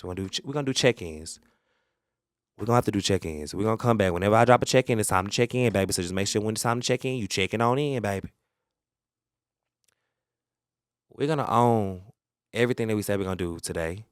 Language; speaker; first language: English; native; English